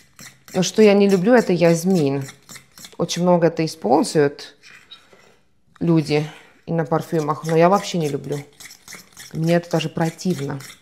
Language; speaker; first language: Russian; non-native, fluent; Estonian